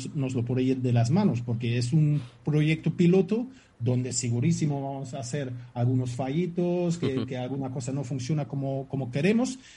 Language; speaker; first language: Spanish; non-native, fluent; German